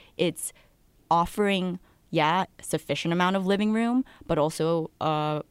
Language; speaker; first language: English; native; English